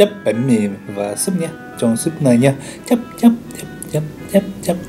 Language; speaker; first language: Vietnamese; non-native, learner; Japanese